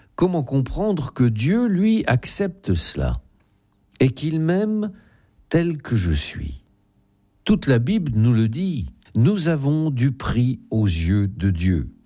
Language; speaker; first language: French; native; French